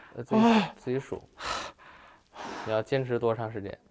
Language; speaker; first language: Chinese; native; Chinese